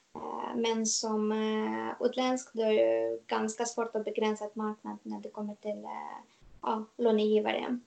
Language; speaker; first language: Swedish; non-native, fluent; Romanian